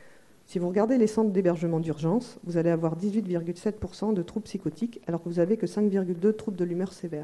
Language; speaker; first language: French; native; French